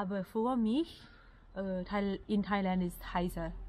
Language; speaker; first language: German; non-native, learner; Thai